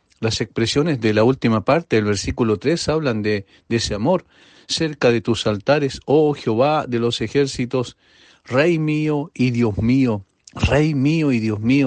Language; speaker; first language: Spanish; native; Spanish